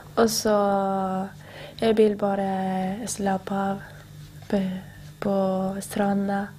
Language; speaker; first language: Norwegian; non-native, learner; Spanish